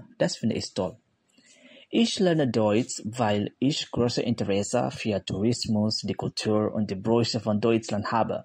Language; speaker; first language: German; non-native, fluent; Indonesian